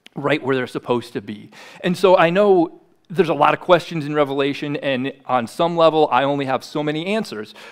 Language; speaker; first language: English; native; English